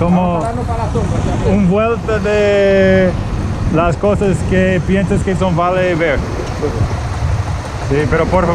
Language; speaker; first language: Spanish; non-native, learner; English